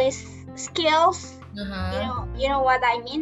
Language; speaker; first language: English; non-native, learner; Indonesian